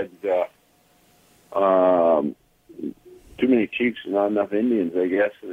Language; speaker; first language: English; native; English